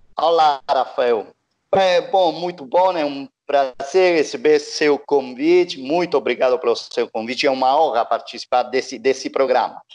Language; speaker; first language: Portuguese; non-native, fluent; Italian